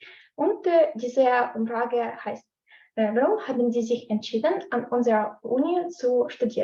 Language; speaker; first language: German; non-native, learner; Ukrainian